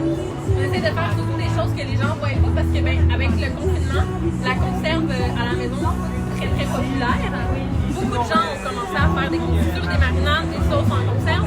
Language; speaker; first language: French; native; French